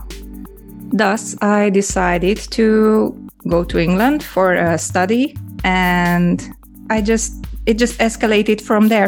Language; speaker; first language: English; non-native, fluent; Hungarian